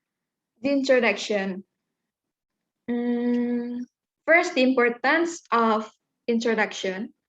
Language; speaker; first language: English; non-native, learner; Indonesian